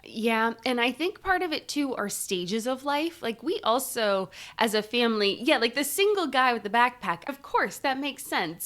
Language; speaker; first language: English; native; English